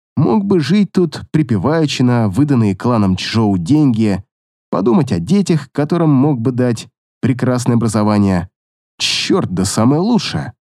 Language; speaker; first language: Russian; native; Russian